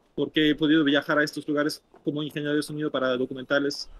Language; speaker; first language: Spanish; non-native, fluent; French